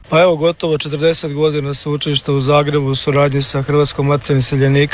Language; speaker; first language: Serbian; native; Serbian